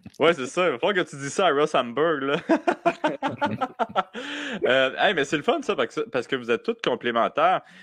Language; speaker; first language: French; native; French